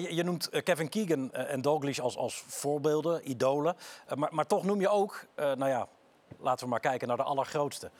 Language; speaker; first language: Dutch; native; Dutch